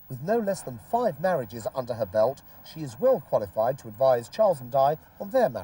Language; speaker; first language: English; native; English